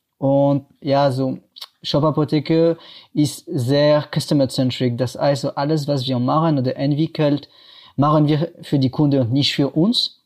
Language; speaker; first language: German; non-native, fluent; French